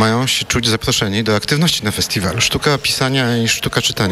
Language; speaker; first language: Polish; native; Polish